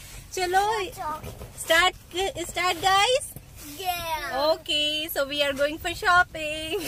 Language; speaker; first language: Hindi; native; Hindi